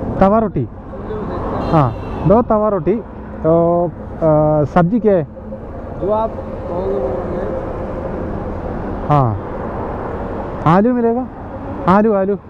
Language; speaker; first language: Hindi; non-native, learner; Malayalam